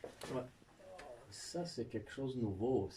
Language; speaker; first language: French; non-native, fluent; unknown